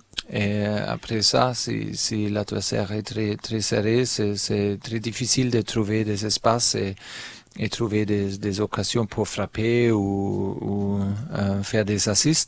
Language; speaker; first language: French; non-native, learner; German